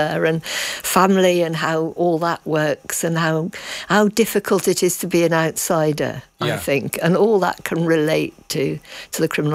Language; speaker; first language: English; native; English